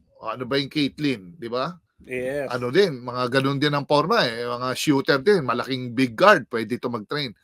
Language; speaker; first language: Filipino; native; Filipino